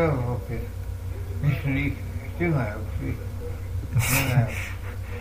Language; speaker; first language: Estonian; non-native, local second language; Russian